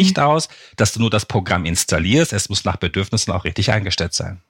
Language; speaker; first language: German; non-native, fluent; Turkish